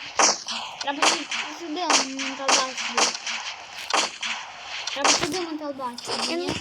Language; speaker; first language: Romanian; early bilingual, heritage; Romanian